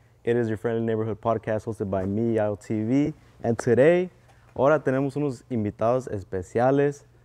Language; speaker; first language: English; native; English